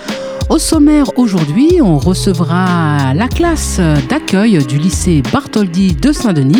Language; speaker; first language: French; native; French